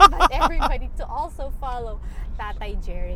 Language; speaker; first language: English; non-native, local second language; Hiligaynon